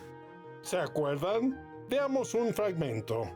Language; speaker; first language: Spanish; native; Spanish